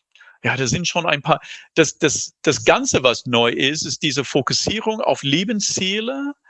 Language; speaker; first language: German; non-native, fluent; English